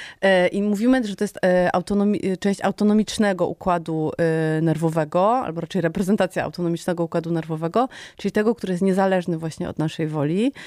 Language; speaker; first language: Polish; native; Polish